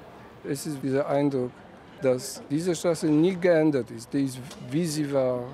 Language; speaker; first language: German; non-native, fluent; Polish